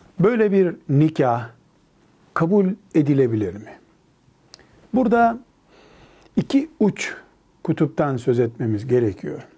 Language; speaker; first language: Turkish; native; Turkish